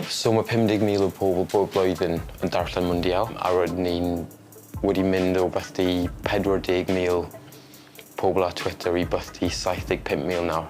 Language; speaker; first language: Welsh; non-native, learner; English